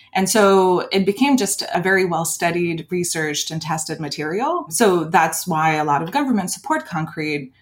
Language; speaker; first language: English; early bilingual, other home language; Lithuanian